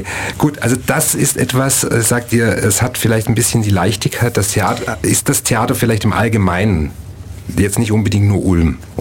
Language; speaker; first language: German; native; German